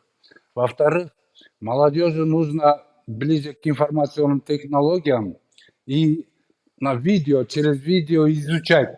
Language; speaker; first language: Russian; non-native, local second language; Kyrgyz